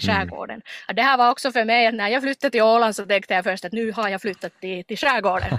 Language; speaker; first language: Swedish; non-native, local second language; Finnish